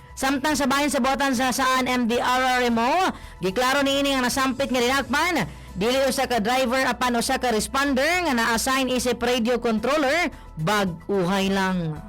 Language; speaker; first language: Cebuano; native; Cebuano